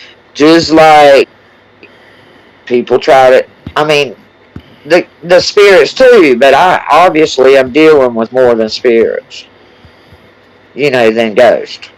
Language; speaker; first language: English; native; English